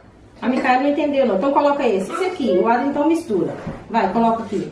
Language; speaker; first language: Portuguese; native; Portuguese